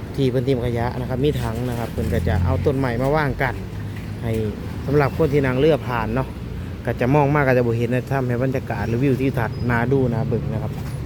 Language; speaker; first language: Thai; native; Thai